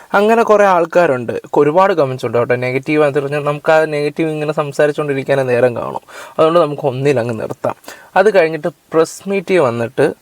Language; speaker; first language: Malayalam; native; Malayalam